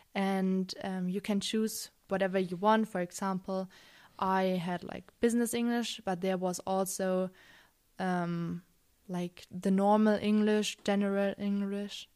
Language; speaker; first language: English; non-native, fluent; German